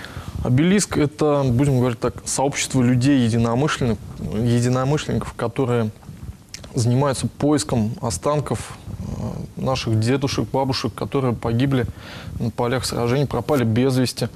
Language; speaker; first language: Russian; native; Russian